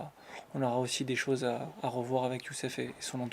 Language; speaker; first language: French; native; French